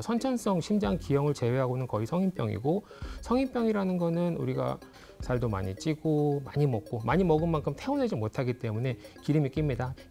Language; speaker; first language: Korean; native; Korean